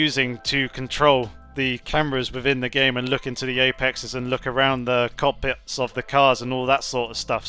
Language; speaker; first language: English; native; English